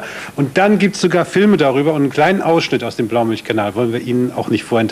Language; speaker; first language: German; native; German